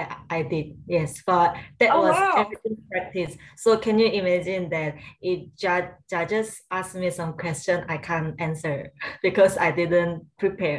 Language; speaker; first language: English; non-native, learner; Korean